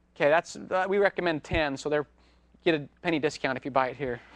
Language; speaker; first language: English; native; English